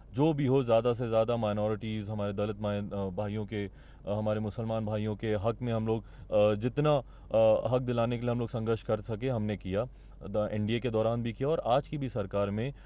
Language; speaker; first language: Hindi; native; Hindi